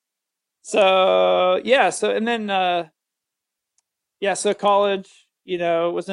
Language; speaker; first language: English; native; English